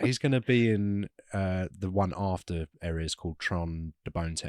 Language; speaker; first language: English; native; English